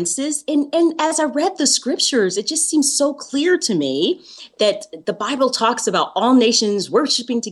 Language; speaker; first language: English; native; English